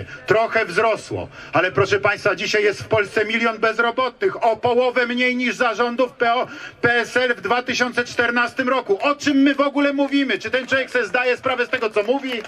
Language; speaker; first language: Polish; native; Polish